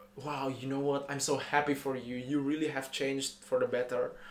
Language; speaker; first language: English; non-native, fluent; Indonesian